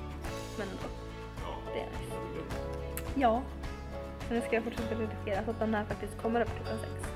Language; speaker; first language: Swedish; native; Swedish